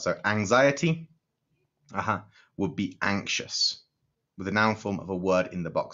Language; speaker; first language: English; native; English